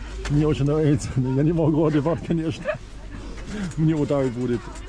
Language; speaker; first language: Russian; non-native, learner; English